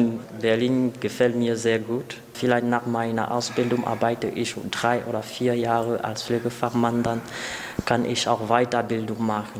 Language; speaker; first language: German; non-native, learner; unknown